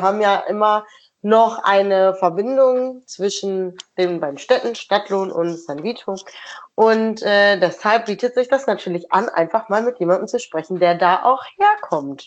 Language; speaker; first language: German; native; German